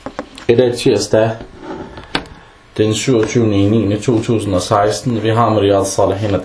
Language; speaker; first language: Danish; early bilingual, other home language; Arabic